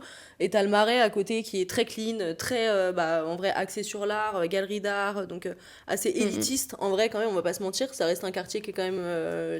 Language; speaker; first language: French; native; French